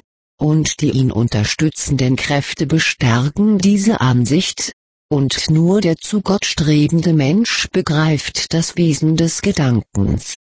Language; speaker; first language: German; native; German